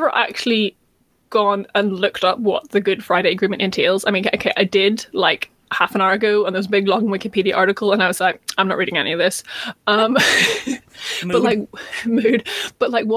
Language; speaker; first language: English; native; English